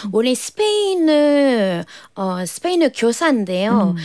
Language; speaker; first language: Korean; non-native, fluent; French